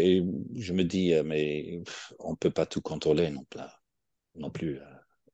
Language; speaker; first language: French; non-native, fluent; English